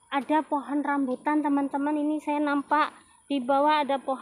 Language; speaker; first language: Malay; non-native, local second language; Javanese